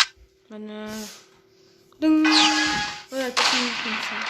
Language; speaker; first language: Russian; non-native, local second language; Kazakh